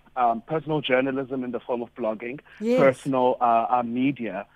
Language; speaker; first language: English; non-native, local second language; Xhosa